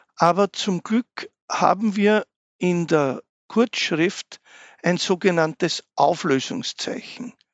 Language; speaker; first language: German; native; German